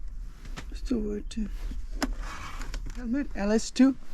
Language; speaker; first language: English; non-native, learner; Nepali